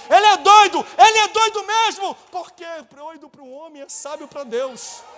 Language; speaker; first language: Portuguese; native; Portuguese